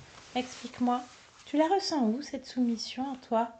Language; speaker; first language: French; native; French